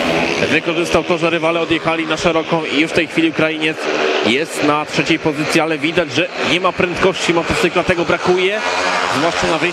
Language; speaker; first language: Polish; native; Polish